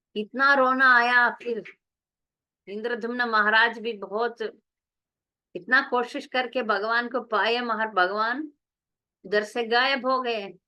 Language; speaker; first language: Hindi; non-native, local second language; Tamil